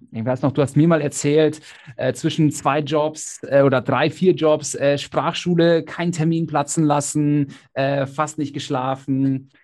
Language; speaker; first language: German; native; German